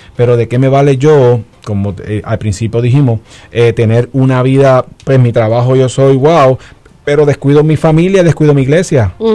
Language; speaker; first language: Spanish; native; Spanish